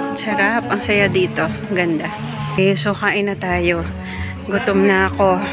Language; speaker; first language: Filipino; non-native, local second language; Iloko